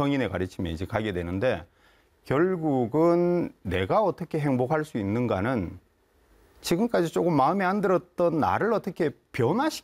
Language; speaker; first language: Korean; native; Korean